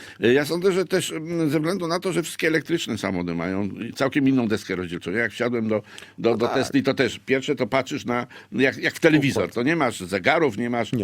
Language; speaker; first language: Polish; native; Polish